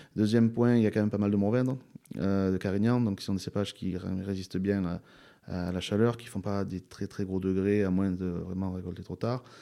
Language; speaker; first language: French; native; French